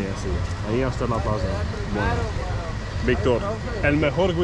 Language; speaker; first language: Spanish; non-native, learner; English